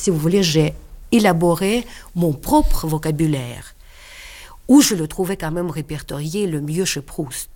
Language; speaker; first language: French; non-native, fluent; Russian